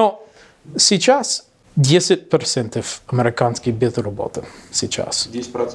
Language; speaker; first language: Russian; non-native, learner; English